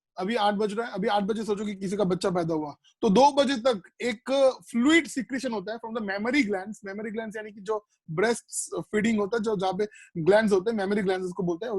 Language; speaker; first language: Hindi; non-native, local second language; Bangla